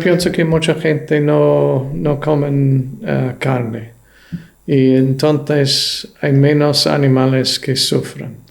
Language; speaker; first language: Spanish; non-native, fluent; English